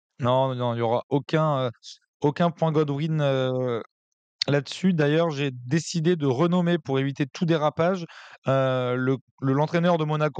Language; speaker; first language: French; native; French